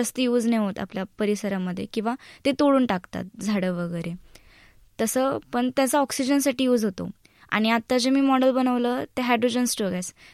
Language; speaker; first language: Marathi; native; Marathi